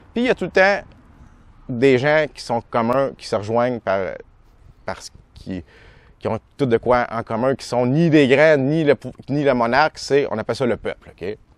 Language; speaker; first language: French; native; French